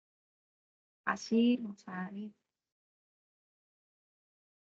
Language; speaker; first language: Indonesian; non-native, fluent; Japanese